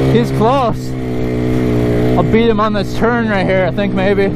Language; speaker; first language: English; native; English